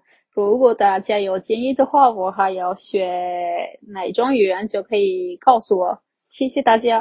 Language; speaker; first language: Chinese; non-native, fluent; Armenian